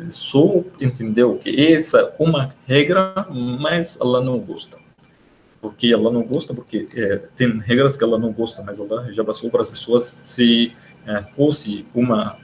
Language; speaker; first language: Portuguese; non-native, learner; Arabic